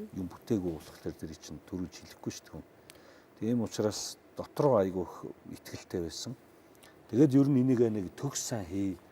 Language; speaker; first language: Mongolian; native; Mongolian